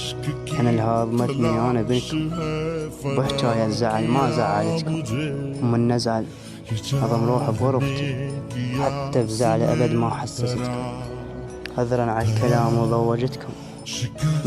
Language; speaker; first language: Arabic; native; Arabic